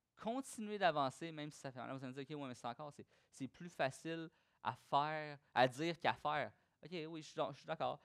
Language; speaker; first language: French; native; French